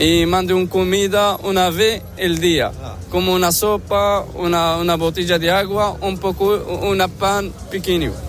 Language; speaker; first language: Spanish; non-native, learner; Arabic